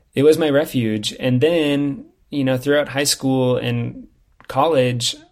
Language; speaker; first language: English; native; English